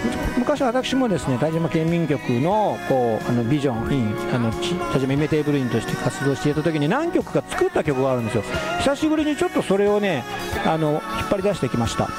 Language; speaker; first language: Japanese; native; Japanese